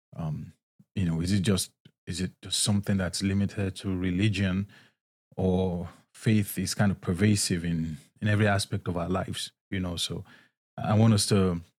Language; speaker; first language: English; non-native, local second language; Yoruba